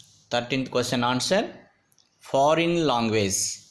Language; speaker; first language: English; non-native, local second language; Telugu